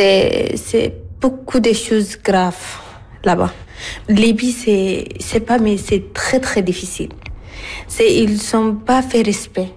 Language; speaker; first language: French; non-native, learner; Arabic